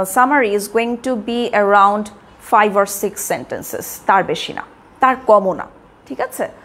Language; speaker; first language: English; non-native, local second language; Bangla